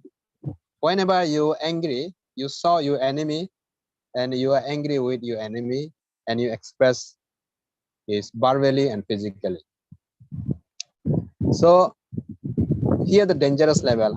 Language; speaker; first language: English; non-native, fluent; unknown